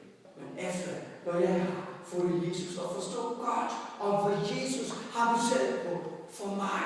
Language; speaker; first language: Danish; non-native, fluent; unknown